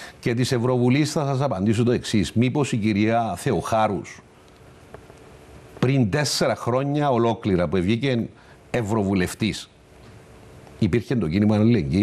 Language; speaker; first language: Greek; native; Greek